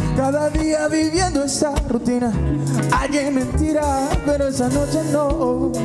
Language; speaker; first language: Spanish; native; Spanish